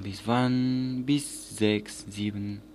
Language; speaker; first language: German; non-native, learner; Bulgarian